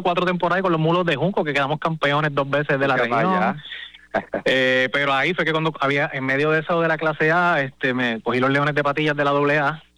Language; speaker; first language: Spanish; native; Spanish